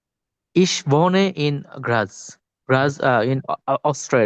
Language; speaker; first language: German; non-native, learner; Bangla